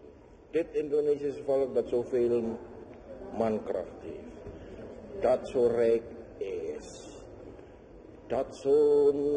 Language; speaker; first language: Dutch; non-native, fluent; Indonesian